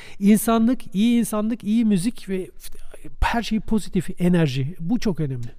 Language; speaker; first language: Turkish; native; Turkish